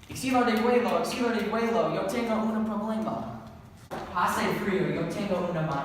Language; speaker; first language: Spanish; non-native, learner; English